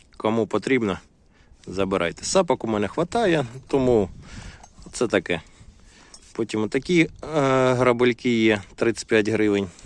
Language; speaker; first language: Ukrainian; non-native, local second language; Russian